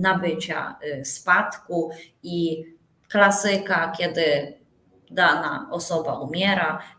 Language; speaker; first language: Polish; native; Polish